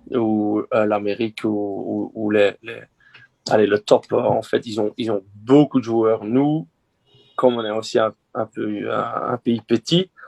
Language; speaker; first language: French; non-native, local second language; Dutch